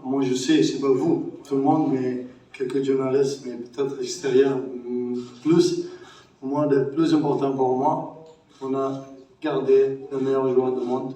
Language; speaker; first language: French; non-native, learner; Arabic